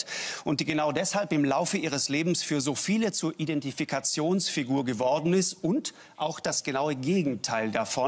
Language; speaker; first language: German; native; German